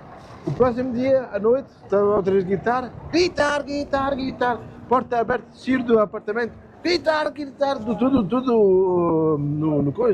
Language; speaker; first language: Portuguese; non-native, learner; German